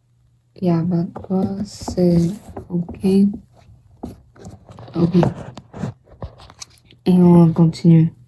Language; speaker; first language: French; non-native, learner; Portuguese